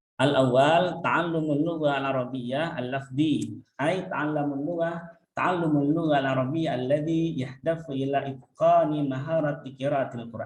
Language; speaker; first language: Arabic; non-native, fluent; Indonesian